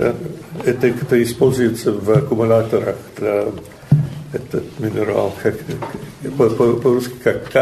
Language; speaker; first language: Russian; non-native, learner; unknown